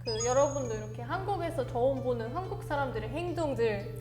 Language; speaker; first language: Korean; non-native, fluent; German